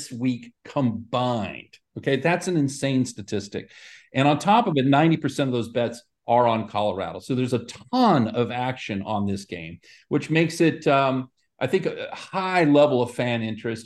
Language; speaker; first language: English; native; English